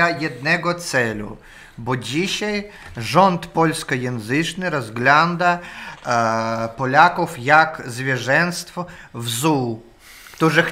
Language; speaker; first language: Polish; non-native, learner; Russian